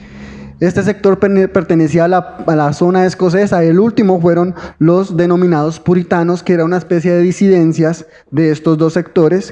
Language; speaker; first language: Spanish; native; Spanish